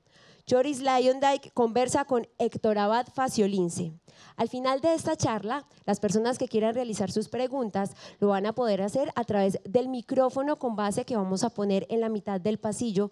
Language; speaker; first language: Spanish; native; Spanish